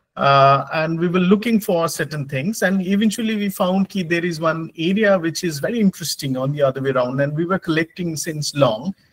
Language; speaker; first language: English; non-native, local second language; Bangla